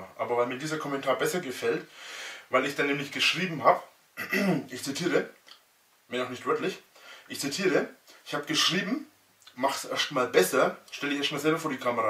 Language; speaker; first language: German; native; German